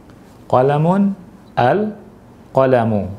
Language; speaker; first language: Arabic; non-native, fluent; Indonesian